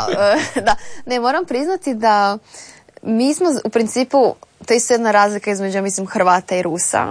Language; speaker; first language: Serbian; native; Serbian